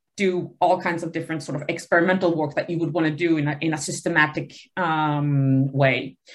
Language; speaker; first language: English; early bilingual, other home language; Spanish